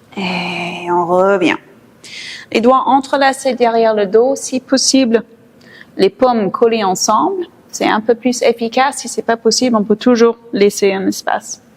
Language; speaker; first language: French; non-native, fluent; English